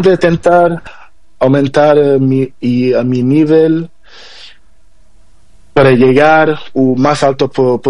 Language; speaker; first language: Spanish; non-native, learner; Portuguese